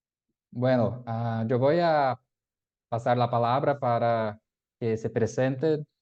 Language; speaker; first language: Spanish; non-native, fluent; Portuguese